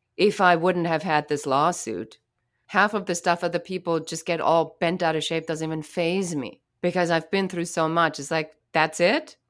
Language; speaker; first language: English; non-native, fluent; German